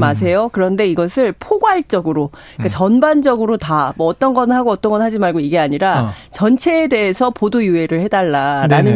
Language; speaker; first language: Korean; native; Korean